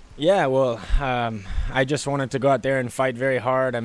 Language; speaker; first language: English; native; English